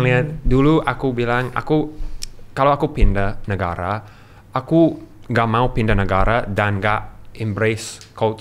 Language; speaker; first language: Indonesian; non-native, learner; English